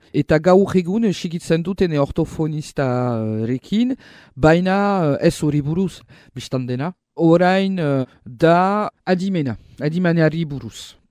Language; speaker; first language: Basque; non-native, local second language; French